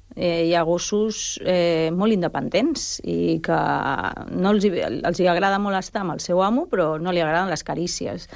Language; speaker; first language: Catalan; non-native, local second language; Spanish